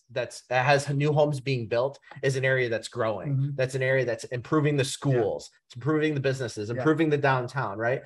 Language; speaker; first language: English; native; English